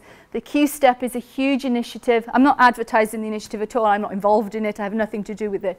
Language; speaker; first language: English; native; English